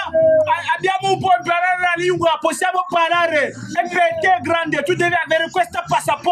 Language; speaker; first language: Italian; non-native, learner; French